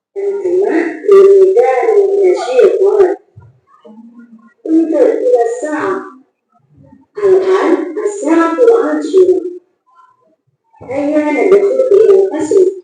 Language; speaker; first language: Arabic; non-native, learner; Indonesian